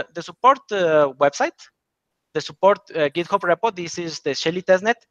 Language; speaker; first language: English; non-native, fluent; Spanish